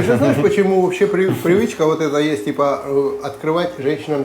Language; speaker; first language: Russian; native; Russian